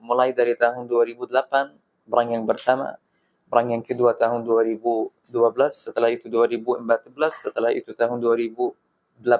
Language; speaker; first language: Indonesian; non-native, fluent; Arabic